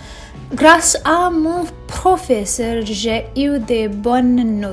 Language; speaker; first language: French; non-native, fluent; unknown